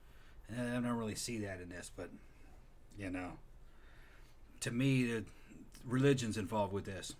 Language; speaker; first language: English; native; English